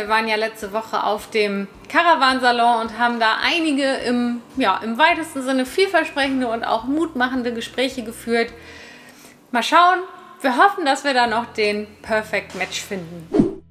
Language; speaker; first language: German; native; German